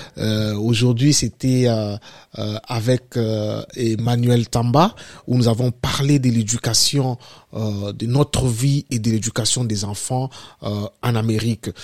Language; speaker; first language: French; non-native, local second language; Lingala